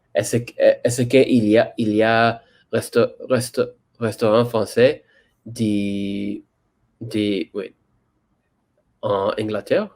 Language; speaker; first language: French; non-native, learner; English